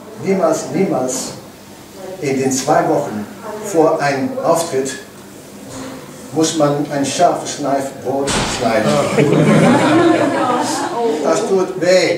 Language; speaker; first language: German; non-native, learner; English